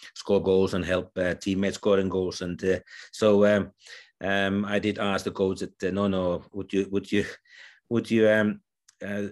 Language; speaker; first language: English; non-native, fluent; Finnish